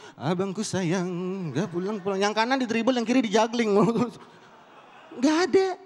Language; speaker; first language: Indonesian; native; Indonesian